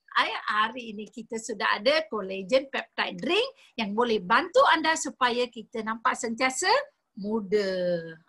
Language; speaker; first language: Malay; non-native, local second language; Tamil